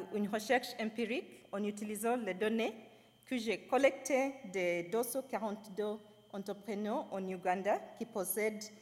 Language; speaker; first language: French; non-native, fluent; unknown